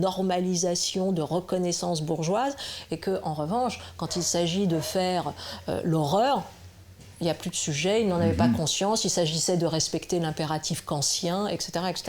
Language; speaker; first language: French; native; French